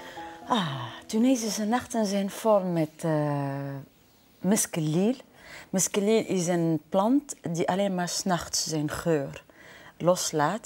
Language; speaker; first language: Dutch; non-native, fluent; Arabic